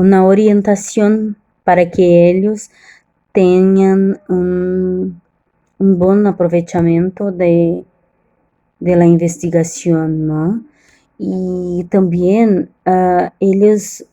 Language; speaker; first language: Spanish; non-native, learner; Portuguese